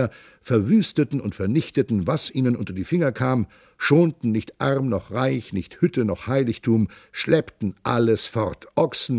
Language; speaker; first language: German; native; German